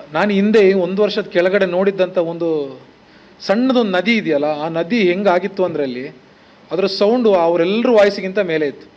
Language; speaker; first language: Kannada; native; Kannada